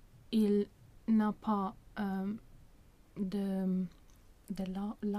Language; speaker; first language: French; non-native, learner; Swedish